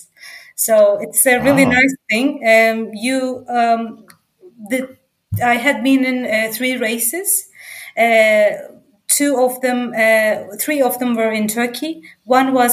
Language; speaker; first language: English; non-native, fluent; Turkish